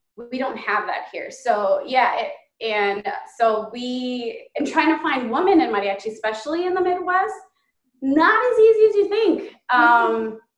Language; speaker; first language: English; early bilingual, other home language; Spanish